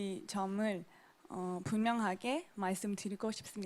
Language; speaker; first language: Korean; non-native, local second language; Thai